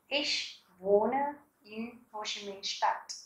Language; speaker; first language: German; non-native, fluent; Vietnamese